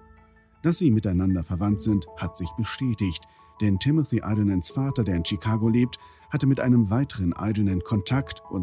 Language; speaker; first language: German; native; German